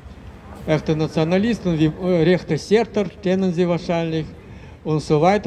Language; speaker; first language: German; non-native, fluent; Russian